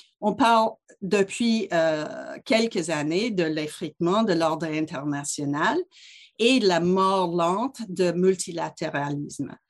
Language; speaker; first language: French; non-native, local second language; English